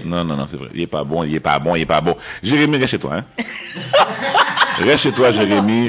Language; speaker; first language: French; native; French